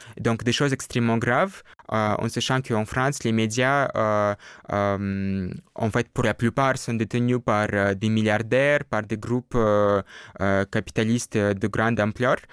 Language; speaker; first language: French; non-native, fluent; Russian